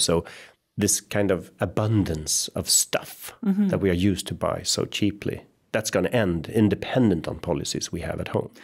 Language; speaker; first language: English; non-native, fluent; Swedish